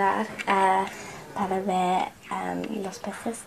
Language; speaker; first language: Spanish; non-native, learner; English